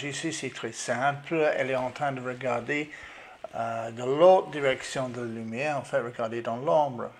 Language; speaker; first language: French; non-native, learner; English